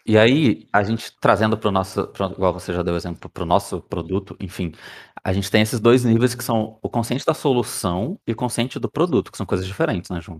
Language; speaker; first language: Portuguese; native; Portuguese